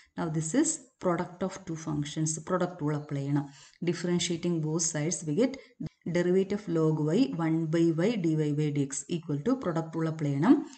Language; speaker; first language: English; non-native, local second language; Malayalam